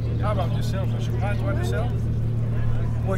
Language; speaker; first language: English; native; English